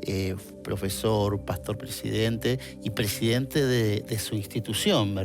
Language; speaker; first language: Spanish; native; Spanish